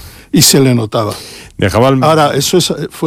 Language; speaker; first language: Spanish; native; Spanish